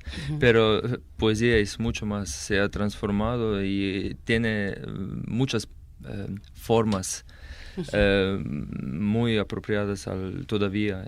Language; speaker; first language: Spanish; non-native, fluent; Slovenian